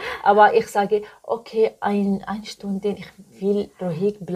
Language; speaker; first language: German; non-native, learner; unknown